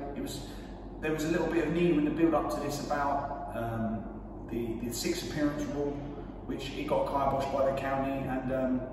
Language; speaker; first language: English; native; English